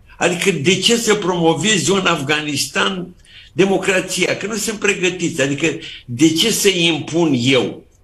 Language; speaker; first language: Romanian; native; Romanian